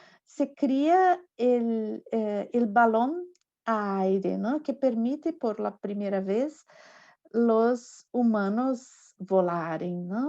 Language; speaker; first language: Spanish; non-native, learner; Portuguese